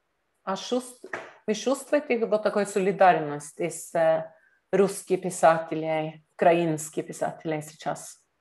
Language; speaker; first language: Russian; non-native, learner; Norwegian